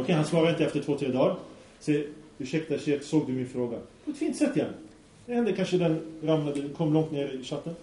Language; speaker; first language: Swedish; early bilingual, other home language; Arabic